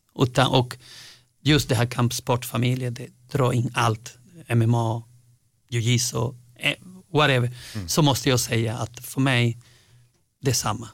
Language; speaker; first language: Swedish; non-native, fluent; Spanish